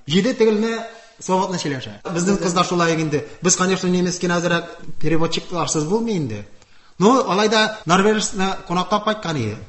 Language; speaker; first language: Tatar; non-native, local second language; Udmurt